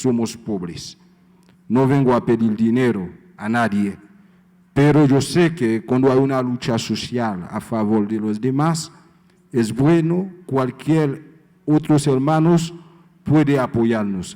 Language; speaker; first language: Spanish; non-native, fluent; Haitian Creole